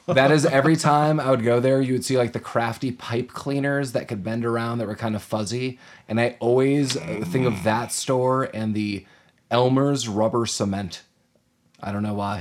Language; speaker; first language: English; native; English